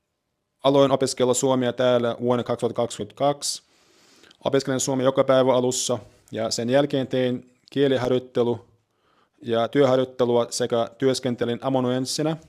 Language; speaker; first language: Finnish; non-native, learner; Chechen